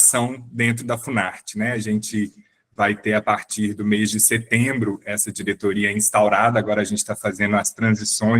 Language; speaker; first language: Portuguese; native; Portuguese